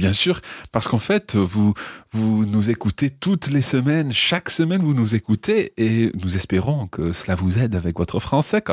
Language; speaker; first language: French; non-native, fluent; English